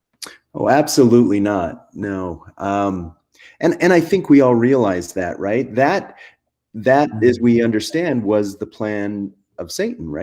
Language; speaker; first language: English; native; English